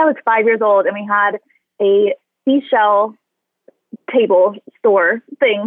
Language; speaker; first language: English; native; English